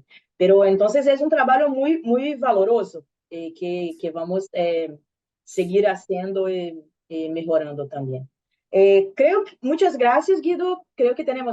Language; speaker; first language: Spanish; non-native, learner; Portuguese